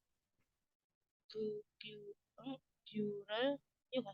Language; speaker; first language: Korean; non-native, learner; Indonesian